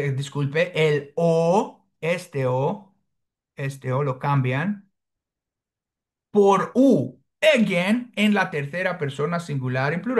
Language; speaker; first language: Spanish; non-native, fluent; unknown